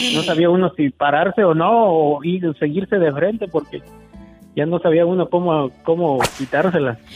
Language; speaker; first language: Spanish; native; Spanish